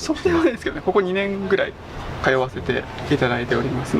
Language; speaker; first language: Japanese; native; Japanese